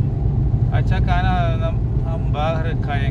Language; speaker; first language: Hindi; non-native, local second language; Malayalam